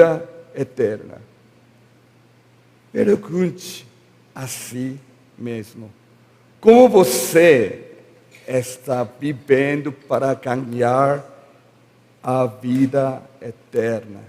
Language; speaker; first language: Portuguese; non-native, learner; Korean